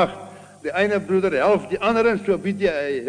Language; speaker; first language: German; non-native, learner; Afrikaans